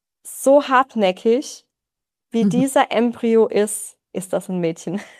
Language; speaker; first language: German; native; German